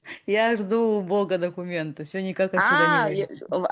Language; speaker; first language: Russian; native; Russian